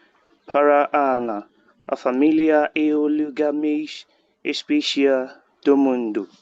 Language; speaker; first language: Portuguese; non-native, learner; English